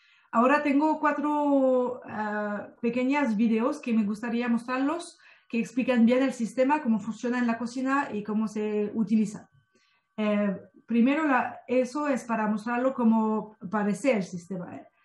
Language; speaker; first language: Spanish; non-native, fluent; French